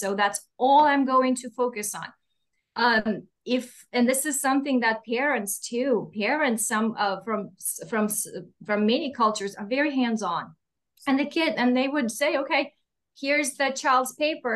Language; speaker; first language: English; non-native, fluent; Russian